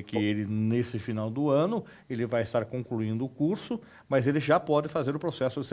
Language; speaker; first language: Portuguese; native; Portuguese